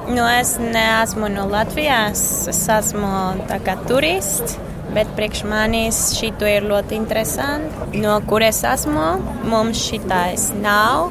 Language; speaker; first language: Latvian; non-native, learner; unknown